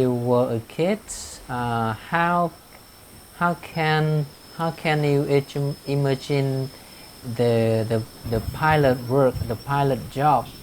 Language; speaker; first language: English; non-native, fluent; Vietnamese